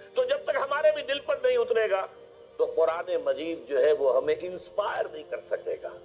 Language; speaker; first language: Urdu; native; Urdu